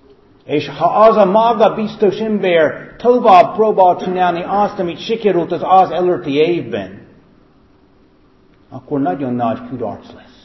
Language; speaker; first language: Hungarian; non-native, fluent; English